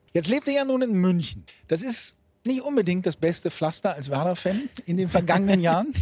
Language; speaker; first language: German; native; German